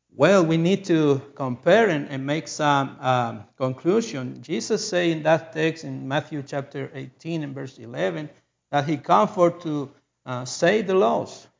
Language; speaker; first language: English; non-native, learner; Spanish